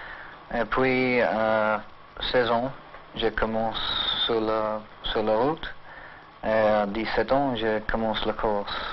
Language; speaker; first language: French; non-native, learner; English